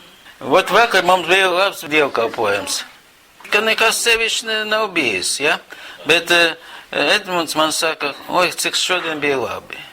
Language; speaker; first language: Latvian; non-native, local second language; Russian